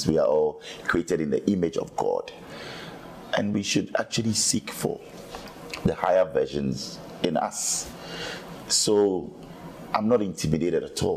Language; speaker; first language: English; non-native, local second language; Akan